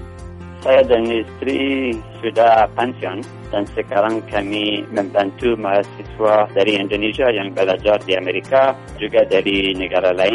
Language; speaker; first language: Indonesian; non-native, learner; English